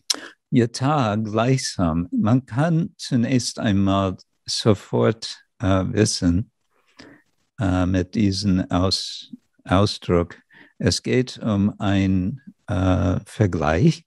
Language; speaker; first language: German; non-native, fluent; English